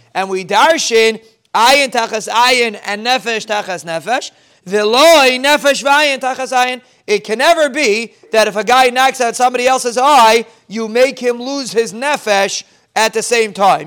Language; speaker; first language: English; native; English